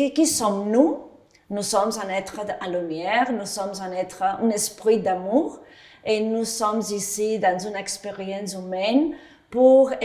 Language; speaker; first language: French; non-native, fluent; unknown